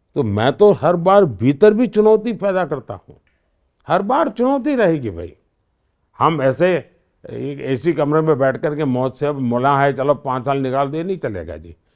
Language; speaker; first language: Hindi; non-native, local second language; Gujarati